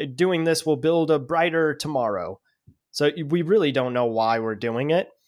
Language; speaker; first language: English; native; English